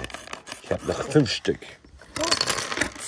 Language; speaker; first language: German; non-native, fluent; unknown